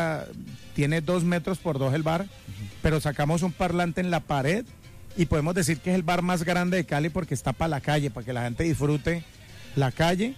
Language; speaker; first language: Spanish; native; Spanish